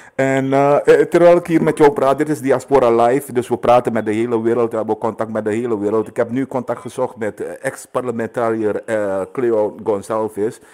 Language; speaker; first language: Dutch; native; Dutch